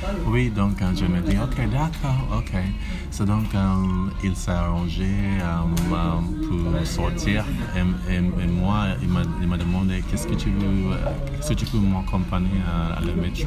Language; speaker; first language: French; non-native, learner; English